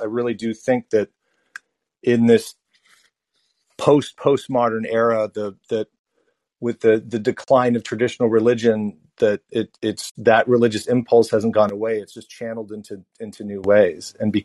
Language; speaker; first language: English; native; English